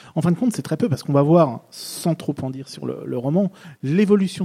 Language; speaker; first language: French; native; French